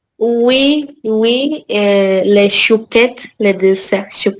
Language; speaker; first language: French; non-native, learner; Portuguese